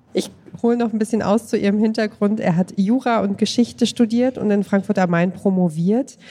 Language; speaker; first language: German; native; German